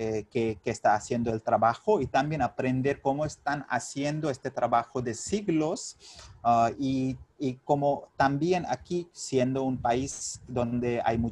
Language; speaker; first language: Spanish; non-native, fluent; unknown